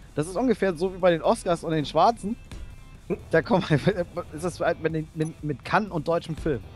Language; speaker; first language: German; native; German